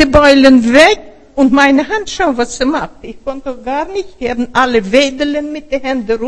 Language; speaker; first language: German; non-native, fluent; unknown